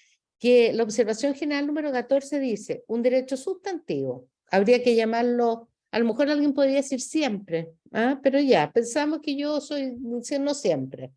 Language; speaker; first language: Spanish; native; Spanish